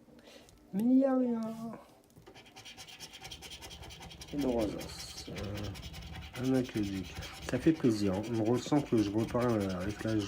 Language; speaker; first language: French; native; French